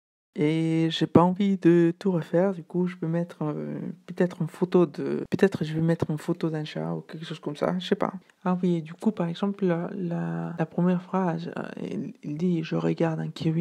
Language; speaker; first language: French; non-native, fluent; Spanish